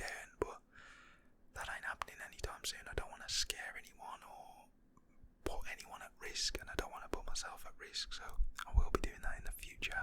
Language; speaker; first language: English; native; English